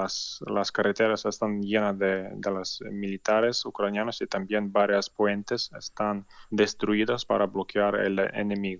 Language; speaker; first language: Spanish; non-native, learner; Ukrainian